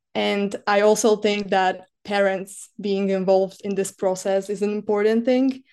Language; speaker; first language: English; non-native, fluent; Slovak